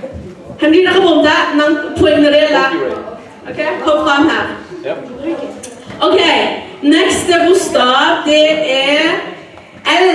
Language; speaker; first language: Norwegian; non-native, fluent; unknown